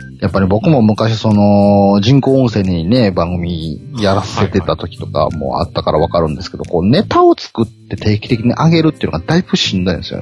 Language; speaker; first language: Japanese; native; Japanese